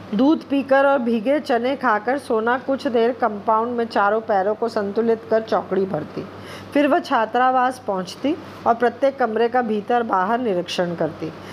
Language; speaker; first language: Hindi; non-native, local second language; Bangla